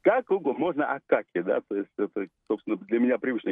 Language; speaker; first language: Russian; native; Russian